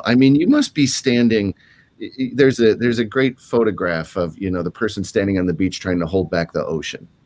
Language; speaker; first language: English; native; English